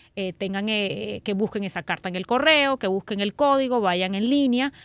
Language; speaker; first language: Spanish; native; Spanish